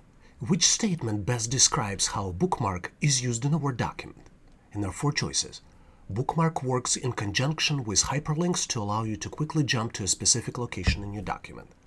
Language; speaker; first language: English; non-native, fluent; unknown